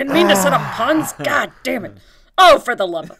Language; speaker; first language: English; native; English